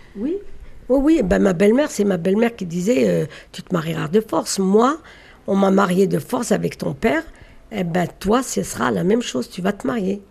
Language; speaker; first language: French; early bilingual, other home language; Arabic